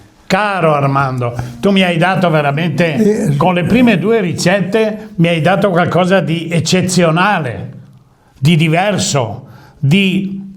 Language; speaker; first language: Italian; native; Italian